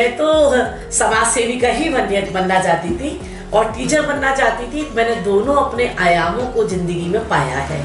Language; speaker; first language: Hindi; native; Hindi